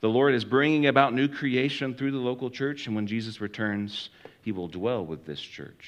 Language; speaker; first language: English; native; English